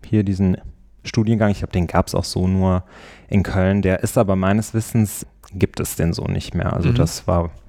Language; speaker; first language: German; native; German